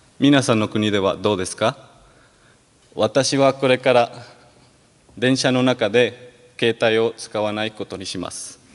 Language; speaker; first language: Japanese; non-native, learner; Spanish